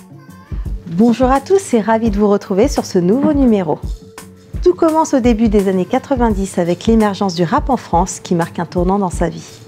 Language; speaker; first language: French; native; French